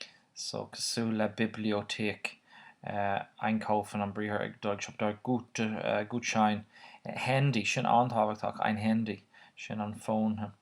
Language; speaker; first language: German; non-native, fluent; Irish